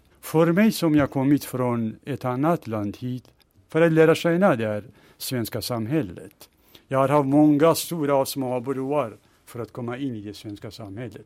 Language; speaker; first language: Swedish; non-native, fluent; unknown